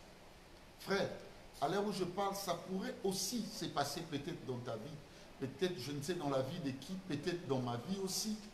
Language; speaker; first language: French; non-native, local second language; Lingala